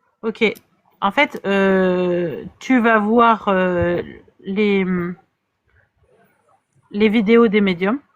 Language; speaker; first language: French; native; French